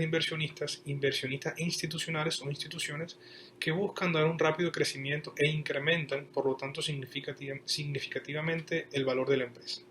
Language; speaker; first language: Spanish; native; Spanish